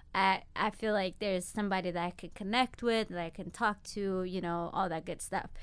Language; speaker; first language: English; non-native, fluent; Amharic